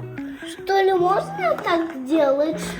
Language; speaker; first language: Russian; non-native, local second language; Azerbaijani